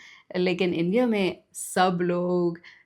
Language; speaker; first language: Hindi; non-native, learner; English